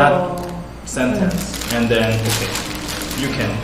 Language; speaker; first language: English; non-native, learner; Korean